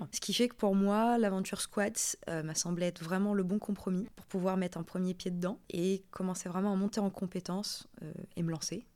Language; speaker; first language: French; non-native, local second language; Arabic